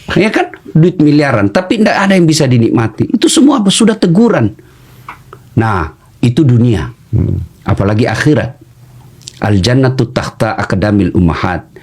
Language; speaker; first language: Indonesian; non-native, local second language; Buginese